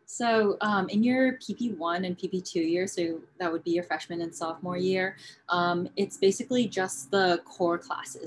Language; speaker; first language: English; native; English